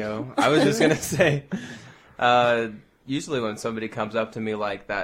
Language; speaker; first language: English; native; English